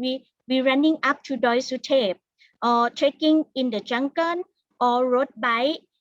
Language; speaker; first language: English; non-native, learner; Thai